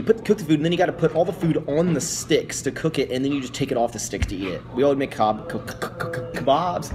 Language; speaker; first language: English; native; English